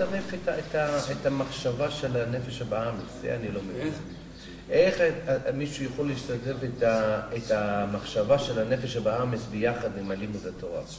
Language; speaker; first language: Hebrew; non-native, fluent; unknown